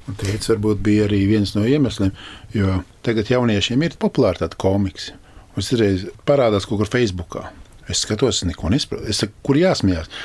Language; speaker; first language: Latvian; native; Latvian